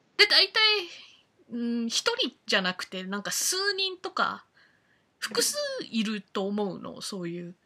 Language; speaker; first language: Japanese; native; Japanese